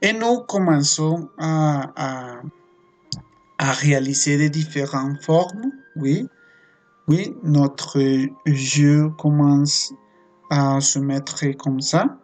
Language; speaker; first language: French; non-native, fluent; Spanish